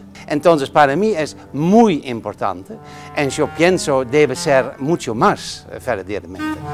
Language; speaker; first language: Spanish; non-native, learner; Dutch